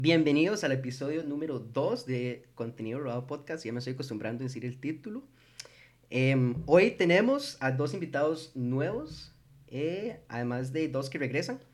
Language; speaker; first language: Spanish; early bilingual, heritage; English